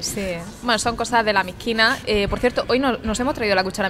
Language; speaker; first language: Spanish; native; Spanish